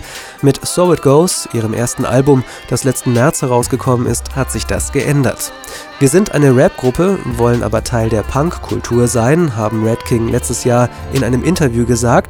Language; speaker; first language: German; native; German